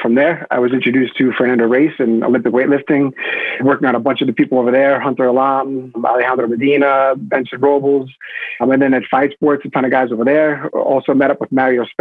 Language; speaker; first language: English; native; English